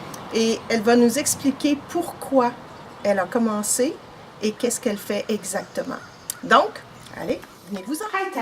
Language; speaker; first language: French; native; French